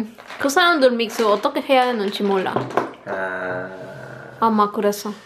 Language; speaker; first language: Korean; non-native, learner; Spanish